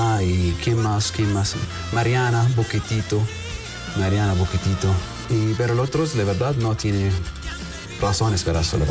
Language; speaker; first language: Spanish; non-native, learner; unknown